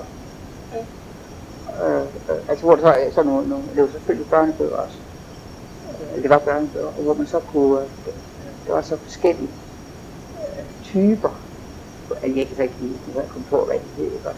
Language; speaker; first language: Danish; native; Danish